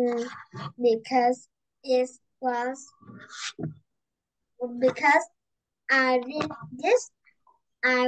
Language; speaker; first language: English; non-native, learner; Vietnamese